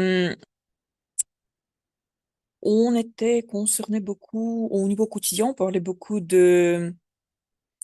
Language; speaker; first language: French; non-native, learner; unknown